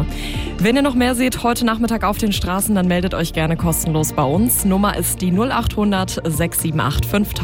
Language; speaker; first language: German; native; German